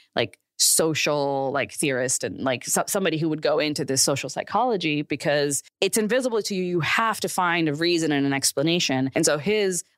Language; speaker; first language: English; non-native, local second language; Urdu